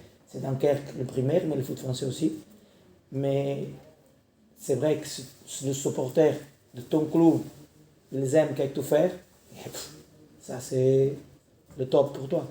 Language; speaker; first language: French; non-native, learner; Portuguese